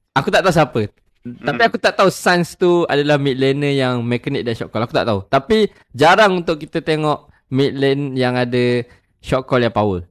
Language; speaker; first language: Malay; native; Malay